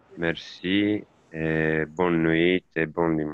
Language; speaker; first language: French; non-native, learner; Romanian